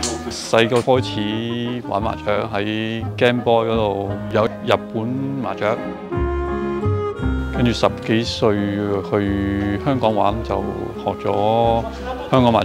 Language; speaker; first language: Cantonese; non-native, fluent; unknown